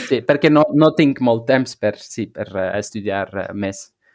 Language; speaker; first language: Catalan; non-native, learner; Dutch